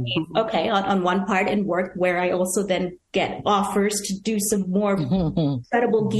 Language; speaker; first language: English; non-native, local second language; Yoruba